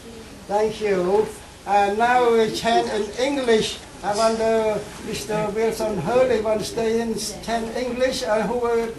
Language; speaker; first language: English; non-native, fluent; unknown